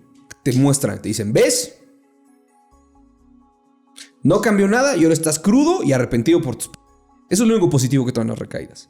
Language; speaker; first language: Spanish; native; Spanish